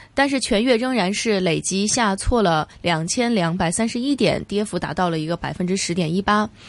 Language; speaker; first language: Chinese; non-native, local second language; Cantonese